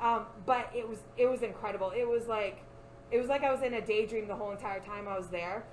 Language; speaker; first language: English; native; English